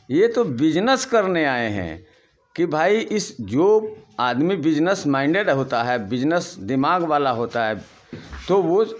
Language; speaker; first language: Hindi; native; Hindi